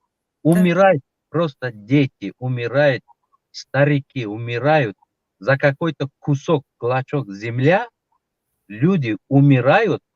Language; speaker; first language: Russian; non-native, local second language; Tajik